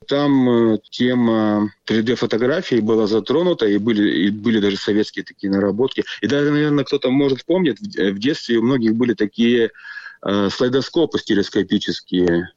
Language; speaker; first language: Russian; native; Russian